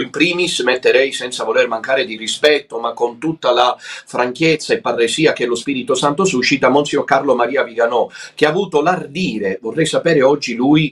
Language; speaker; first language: Italian; native; Italian